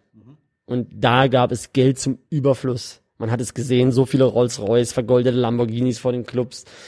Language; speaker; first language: German; native; German